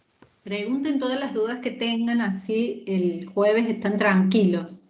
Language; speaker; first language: Spanish; native; Spanish